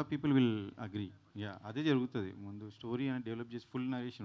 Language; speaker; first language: Telugu; native; Telugu